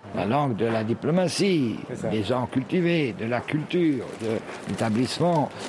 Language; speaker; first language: French; early bilingual, heritage; French